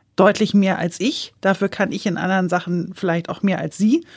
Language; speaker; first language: German; native; German